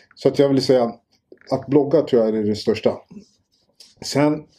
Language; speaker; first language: Swedish; early bilingual, other home language; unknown